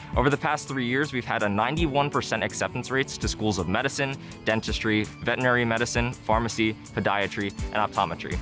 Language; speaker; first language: English; native; English